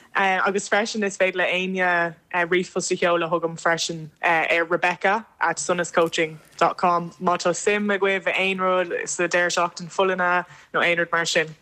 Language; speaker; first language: Irish; non-native, local second language; English